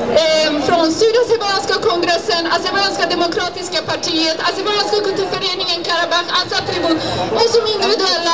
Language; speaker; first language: Swedish; non-native, fluent; Azerbaijani